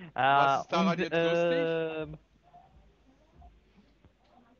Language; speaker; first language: German; native; German